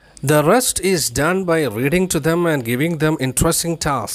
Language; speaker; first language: English; non-native, local second language; Malayalam